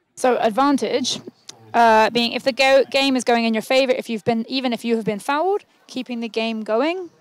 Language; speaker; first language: English; native; English